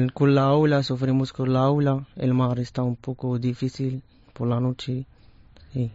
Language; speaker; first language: Spanish; non-native, learner; Arabic